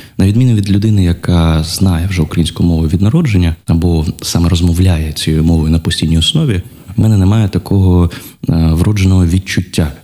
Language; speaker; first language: Ukrainian; non-native, local second language; Russian